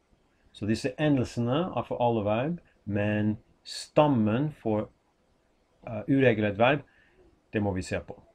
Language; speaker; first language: Norwegian; non-native, fluent; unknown